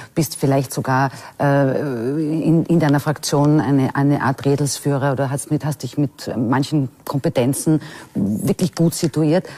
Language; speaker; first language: German; native; German